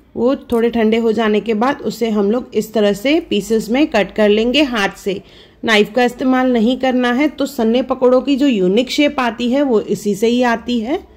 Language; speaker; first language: Hindi; non-native, local second language; Sindhi